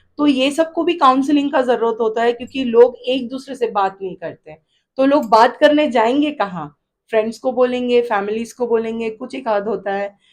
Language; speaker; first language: Hindi; non-native, local second language; Gujarati